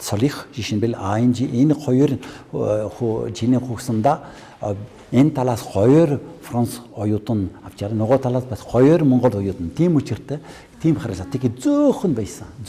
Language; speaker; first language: Mongolian; non-native, fluent; French